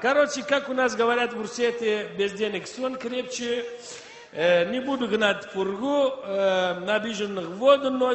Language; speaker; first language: Russian; non-native, local second language; Azerbaijani